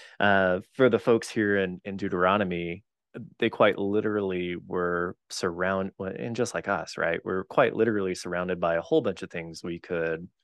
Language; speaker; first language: English; native; English